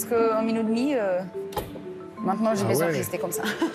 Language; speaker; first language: French; non-native, learner; Portuguese